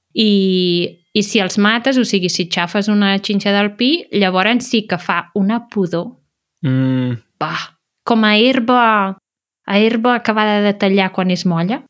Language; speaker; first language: Catalan; native; Catalan